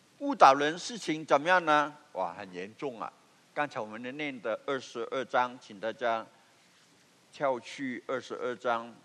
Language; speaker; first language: Chinese; non-native, local second language; Cantonese